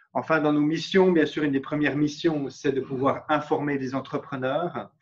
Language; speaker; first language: French; native; French